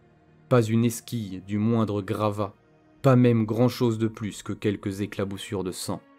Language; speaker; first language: French; native; French